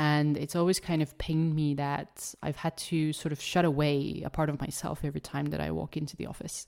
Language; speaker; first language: English; non-native, fluent; Estonian